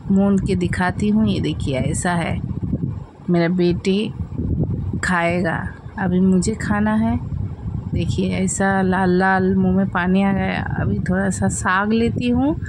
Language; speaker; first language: Hindi; non-native, local second language; Bangla